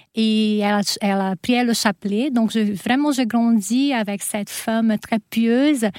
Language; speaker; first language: French; non-native, fluent; Portuguese